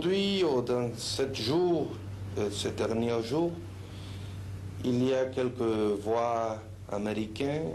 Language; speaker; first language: French; non-native, local second language; Spanish